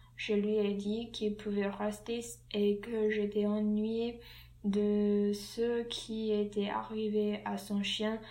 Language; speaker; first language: French; non-native, learner; English